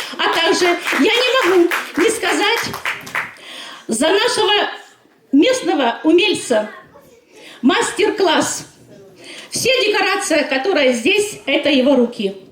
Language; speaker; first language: Russian; native; Russian